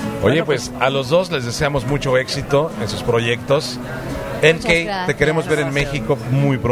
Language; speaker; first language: Spanish; native; Spanish